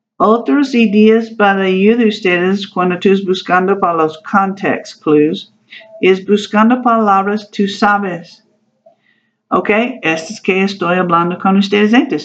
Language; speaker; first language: Spanish; non-native, learner; English